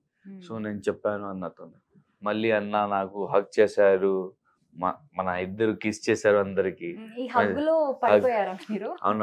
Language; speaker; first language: Telugu; non-native, local second language; Hindi